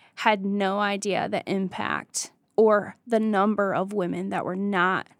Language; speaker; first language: English; native; English